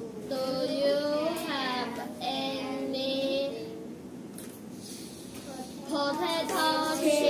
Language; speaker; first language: English; non-native, learner; Chinese